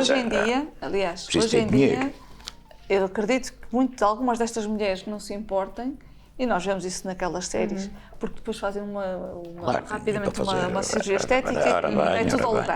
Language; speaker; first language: Portuguese; native; Portuguese